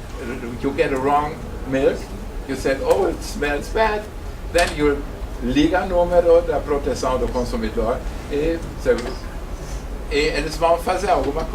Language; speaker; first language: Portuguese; non-native, fluent; German